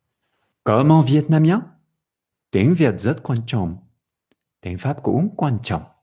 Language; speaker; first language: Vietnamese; non-native, learner; French